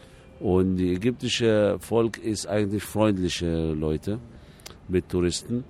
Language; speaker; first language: German; non-native, fluent; Arabic